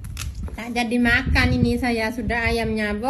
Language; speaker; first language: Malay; non-native, learner; Indonesian